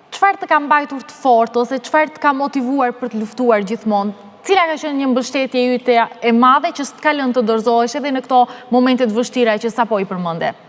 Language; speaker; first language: Albanian; native; Albanian